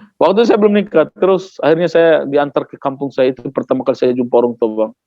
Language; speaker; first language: Indonesian; non-native, local second language; Tetum